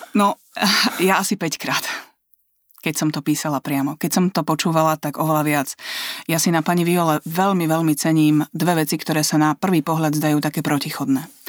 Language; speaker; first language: Slovak; native; Slovak